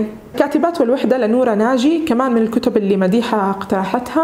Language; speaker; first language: Arabic; native; Arabic